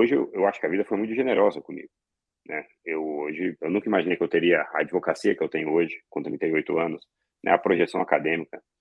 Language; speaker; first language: Portuguese; early bilingual, other home language; Arabic